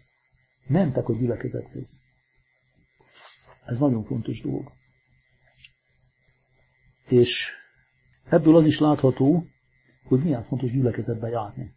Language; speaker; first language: Hungarian; native; Hungarian